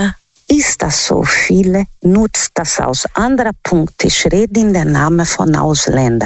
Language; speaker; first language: German; non-native, learner; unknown